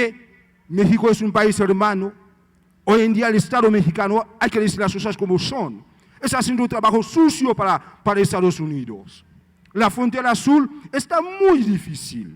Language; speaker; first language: Spanish; non-native, fluent; Haitian Creole